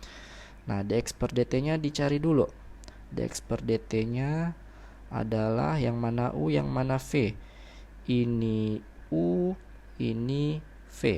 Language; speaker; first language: Indonesian; native; Indonesian